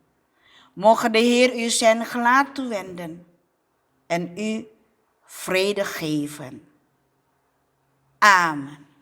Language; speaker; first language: Dutch; non-native, fluent; Indonesian